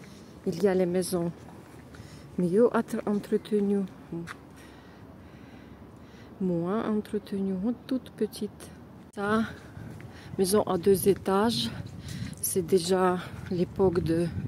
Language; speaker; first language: French; non-native, fluent; Russian